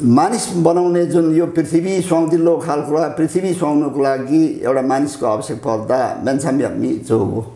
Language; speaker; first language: Nepali; non-native, local second language; Limbu